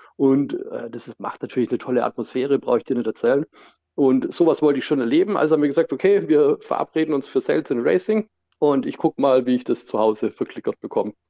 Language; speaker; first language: German; native; German